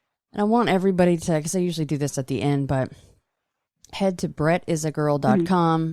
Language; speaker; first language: English; native; English